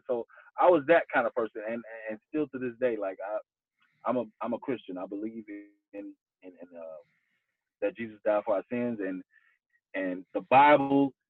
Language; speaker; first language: English; native; English